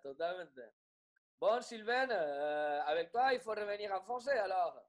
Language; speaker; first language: French; non-native, learner; Spanish